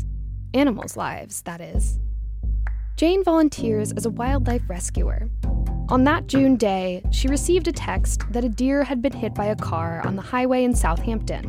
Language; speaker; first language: English; native; English